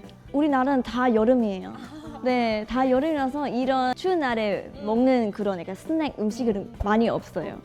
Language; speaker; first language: Korean; non-native, fluent; Malay